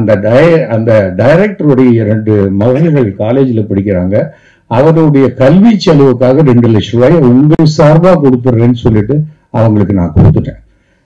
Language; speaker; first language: Tamil; native; Tamil